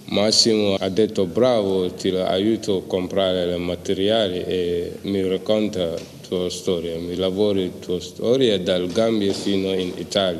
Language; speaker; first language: Italian; non-native, learner; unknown